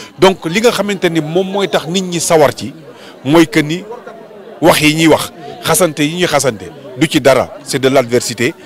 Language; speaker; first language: Wolof; native; Wolof